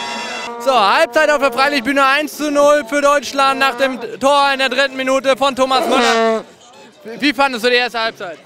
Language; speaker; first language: German; native; German